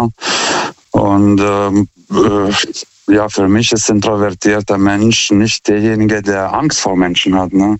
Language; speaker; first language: German; non-native, fluent; Lithuanian